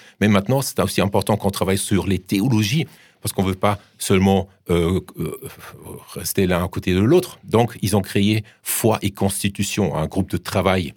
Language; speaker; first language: French; non-native, fluent; German